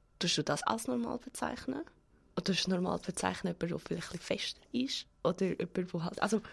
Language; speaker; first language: German; early bilingual, other home language; Spanish